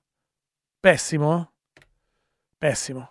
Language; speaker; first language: Italian; native; Italian